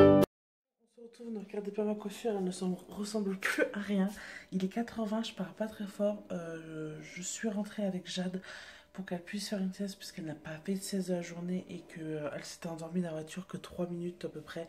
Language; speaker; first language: French; native; French